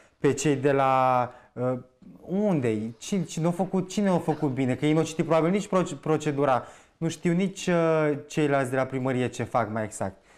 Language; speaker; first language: Romanian; native; Romanian